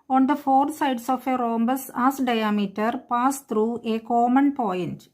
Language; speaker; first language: English; non-native, local second language; Malayalam